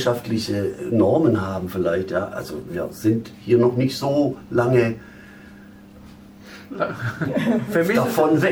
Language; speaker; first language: German; native; German